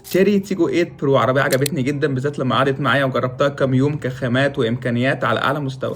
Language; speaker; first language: Arabic; native; Arabic